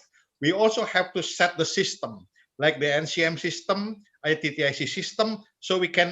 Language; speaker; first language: English; non-native, fluent; Indonesian